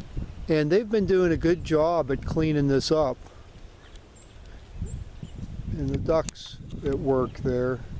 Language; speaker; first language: English; native; English